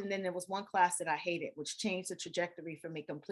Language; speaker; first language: English; native; English